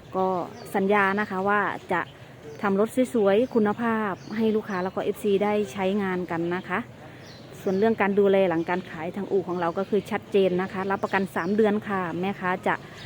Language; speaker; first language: Thai; native; Thai